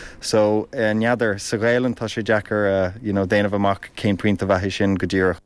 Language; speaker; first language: Irish; non-native, local second language; English